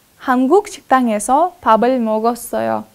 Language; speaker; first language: Korean; non-native, fluent; Kyrgyz